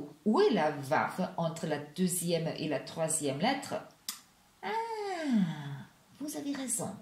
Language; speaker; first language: French; non-native, fluent; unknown